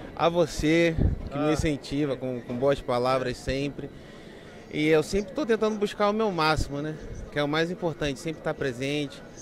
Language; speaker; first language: Portuguese; native; Portuguese